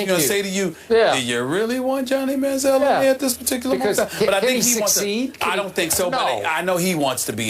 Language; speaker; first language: English; native; English